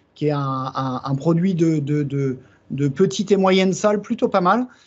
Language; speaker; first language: French; native; French